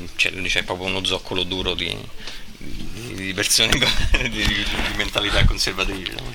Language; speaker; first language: Italian; native; Italian